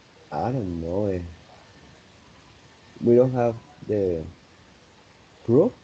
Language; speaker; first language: English; non-native, fluent; Spanish